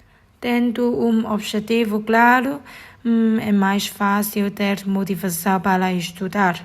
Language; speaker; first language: Portuguese; non-native, learner; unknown